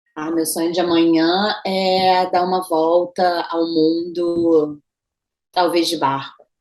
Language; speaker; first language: Portuguese; native; Portuguese